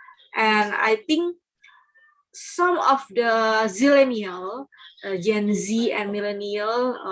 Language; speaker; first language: English; non-native, learner; Indonesian